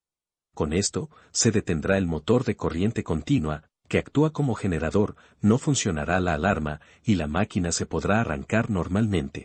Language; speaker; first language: Spanish; native; Spanish